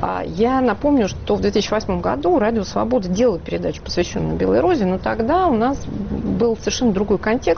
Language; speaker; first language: Russian; native; Russian